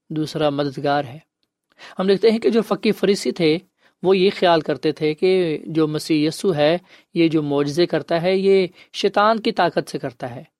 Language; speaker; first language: Urdu; non-native, local second language; Punjabi